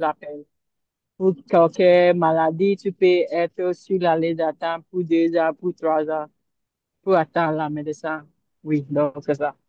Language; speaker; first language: French; non-native, learner; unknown